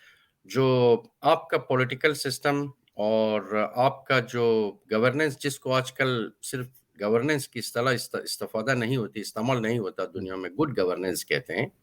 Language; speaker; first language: Hindi; non-native, fluent; Persian